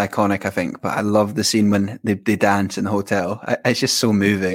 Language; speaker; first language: English; native; English